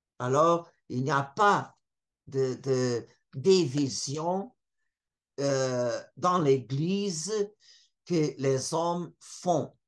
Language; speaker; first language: French; non-native, fluent; Portuguese